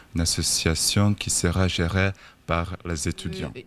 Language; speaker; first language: French; non-native, fluent; Czech